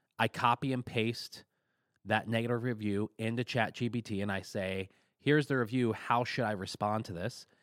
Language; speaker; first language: English; native; English